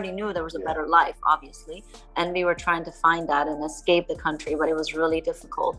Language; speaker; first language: English; early bilingual, other home language; Persian